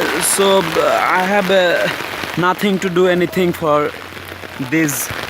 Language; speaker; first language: English; non-native, local second language; Bangla